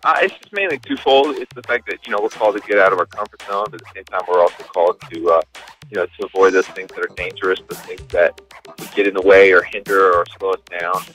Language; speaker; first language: English; native; English